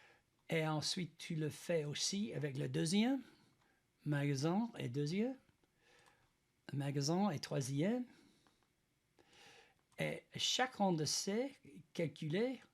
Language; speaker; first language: French; non-native, learner; English